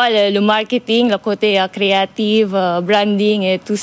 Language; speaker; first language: French; non-native, fluent; Filipino